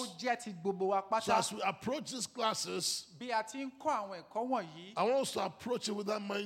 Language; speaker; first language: English; non-native, local second language; Igbo